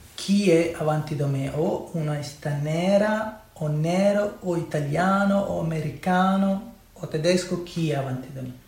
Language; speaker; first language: Italian; non-native, learner; Urdu